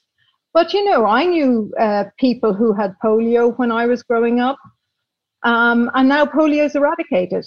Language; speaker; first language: English; native; English